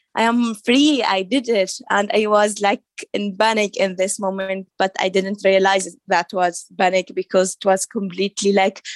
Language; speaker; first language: English; non-native, learner; Arabic